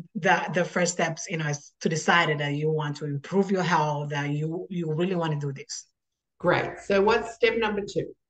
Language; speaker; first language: English; non-native, fluent; Spanish